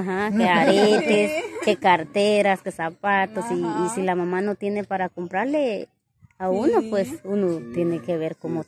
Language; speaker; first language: Spanish; native; Spanish